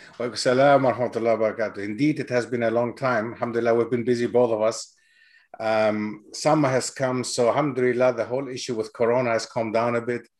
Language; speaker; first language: English; non-native, fluent; Greek